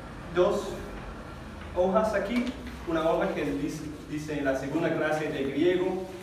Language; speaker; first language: Spanish; non-native, fluent; English